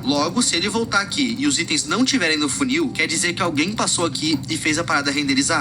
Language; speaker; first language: Portuguese; native; Portuguese